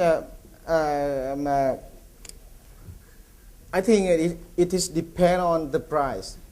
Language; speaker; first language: English; non-native, learner; Vietnamese